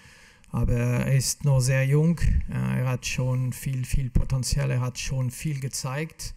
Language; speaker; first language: German; non-native, local second language; French